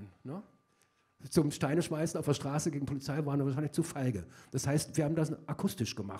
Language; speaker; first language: German; native; German